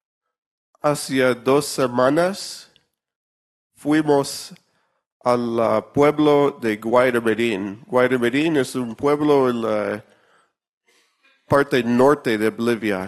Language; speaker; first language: Spanish; non-native, fluent; English